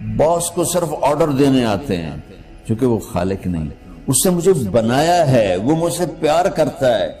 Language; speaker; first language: Urdu; non-native, local second language; Punjabi